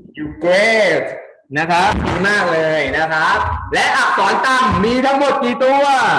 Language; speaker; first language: Thai; native; Thai